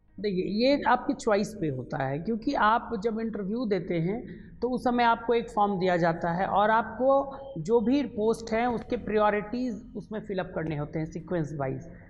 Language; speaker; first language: Hindi; native; Hindi